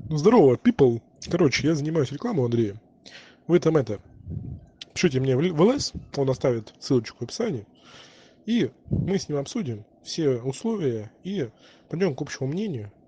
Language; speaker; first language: Russian; native; Russian